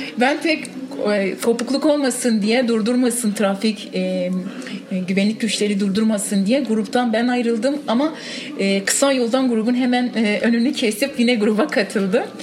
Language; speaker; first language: Turkish; non-native, local second language; Kurdish